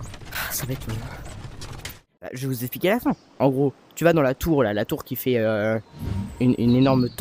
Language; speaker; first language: French; native; French